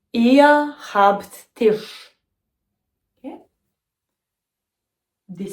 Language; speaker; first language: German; non-native, fluent; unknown